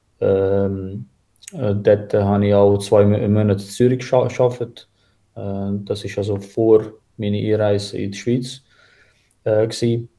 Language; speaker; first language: German; non-native, fluent; Croatian